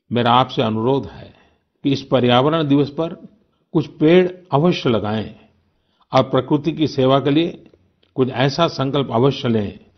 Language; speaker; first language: Hindi; non-native, local second language; Gujarati